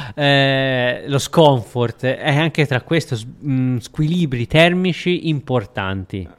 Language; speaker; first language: Italian; native; Italian